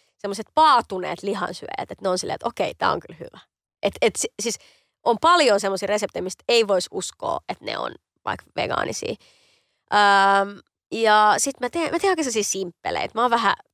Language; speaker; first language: Finnish; native; Finnish